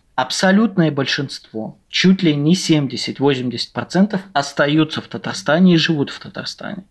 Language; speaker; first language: Russian; native; Russian